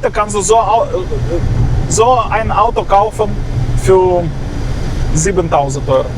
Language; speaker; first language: German; non-native, learner; Russian